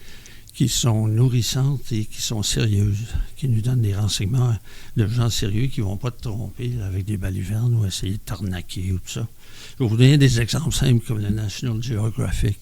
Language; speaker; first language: French; native; French